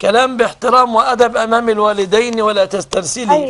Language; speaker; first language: Arabic; native; Arabic